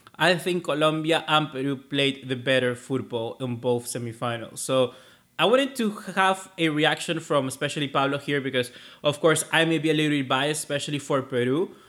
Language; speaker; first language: English; non-native, fluent; Spanish